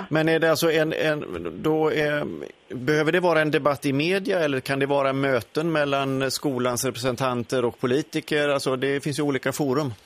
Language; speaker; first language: Swedish; native; Swedish